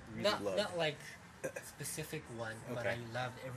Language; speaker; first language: English; non-native, fluent; Japanese